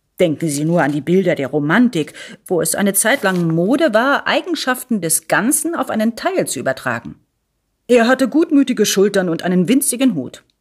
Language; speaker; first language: German; early bilingual, other home language; Italian